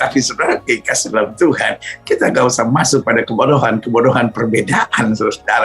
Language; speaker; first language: Indonesian; native; Indonesian